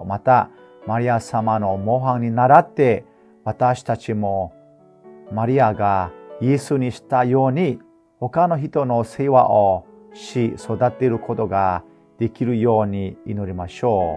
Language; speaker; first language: Japanese; non-native, fluent; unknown